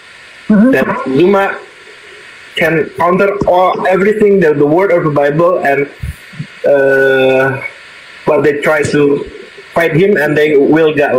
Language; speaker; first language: English; non-native, learner; Indonesian